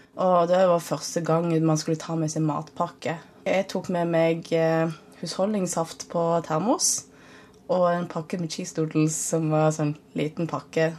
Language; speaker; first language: Norwegian; early bilingual, other home language; Tamil